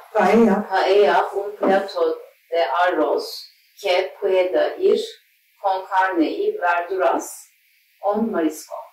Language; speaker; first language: Spanish; non-native, learner; Turkish